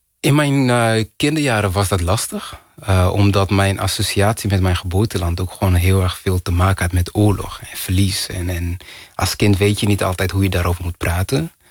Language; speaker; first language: Dutch; early bilingual, other home language; Kinyarwanda